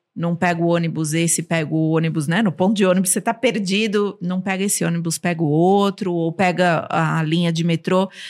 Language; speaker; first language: Portuguese; non-native, local second language; Armenian